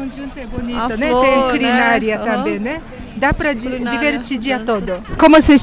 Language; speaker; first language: Portuguese; non-native, fluent; Japanese